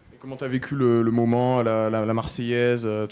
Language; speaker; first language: French; native; French